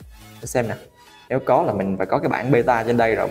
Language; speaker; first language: Vietnamese; native; Vietnamese